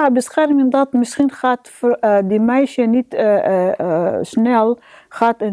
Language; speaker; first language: Dutch; non-native, learner; Arabic